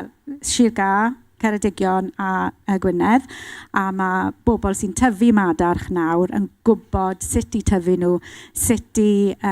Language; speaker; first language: Welsh; non-native, local second language; English